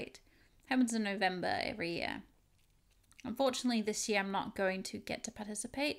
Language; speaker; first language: English; native; English